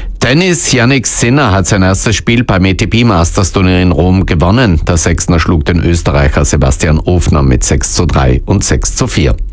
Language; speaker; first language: German; native; German